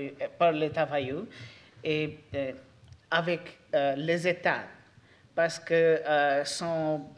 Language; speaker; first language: French; non-native, learner; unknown